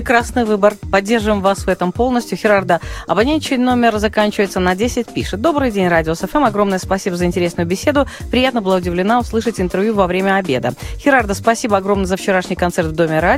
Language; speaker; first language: Russian; native; Russian